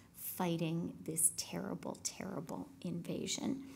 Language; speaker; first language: English; native; English